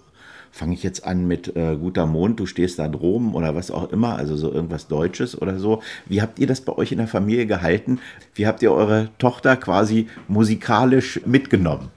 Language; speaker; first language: German; native; German